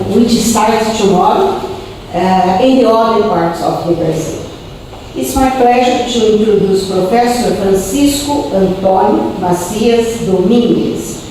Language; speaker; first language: English; non-native, fluent; Portuguese